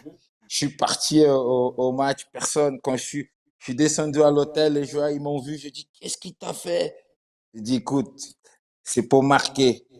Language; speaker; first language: French; non-native, fluent; Portuguese